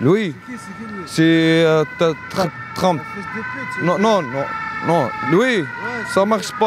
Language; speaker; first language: French; non-native, learner; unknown